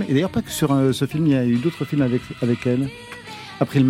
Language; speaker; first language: French; native; French